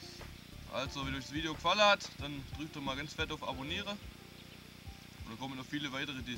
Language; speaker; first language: German; native; German